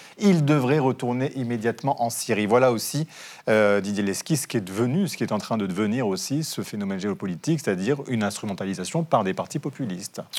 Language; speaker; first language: French; native; French